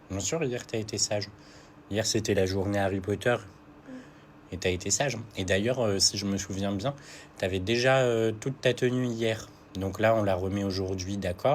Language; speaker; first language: French; native; French